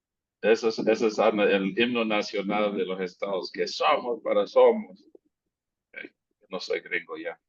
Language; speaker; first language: Spanish; non-native, fluent; English